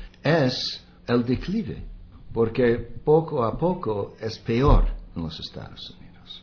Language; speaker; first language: Spanish; non-native, fluent; English